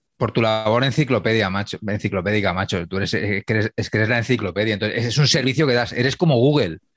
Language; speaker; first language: Spanish; native; Spanish